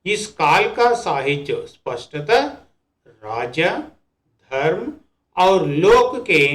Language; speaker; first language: Hindi; non-native, local second language; Telugu